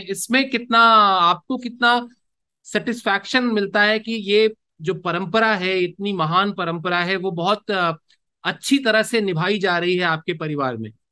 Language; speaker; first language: Hindi; native; Hindi